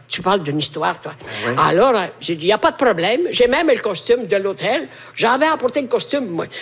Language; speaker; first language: French; non-native, fluent; Italian